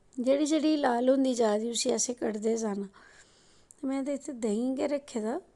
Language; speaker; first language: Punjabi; non-native, local second language; Dogri